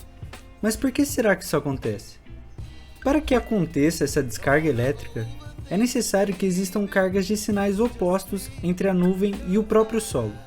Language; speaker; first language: Portuguese; native; Portuguese